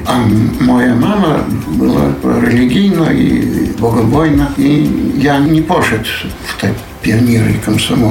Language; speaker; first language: Polish; non-native, local second language; Belarusian